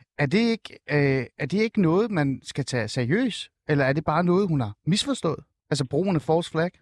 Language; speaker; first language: Danish; early bilingual, other home language; Persian